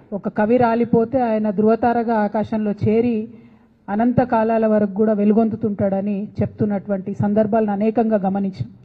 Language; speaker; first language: Telugu; native; Telugu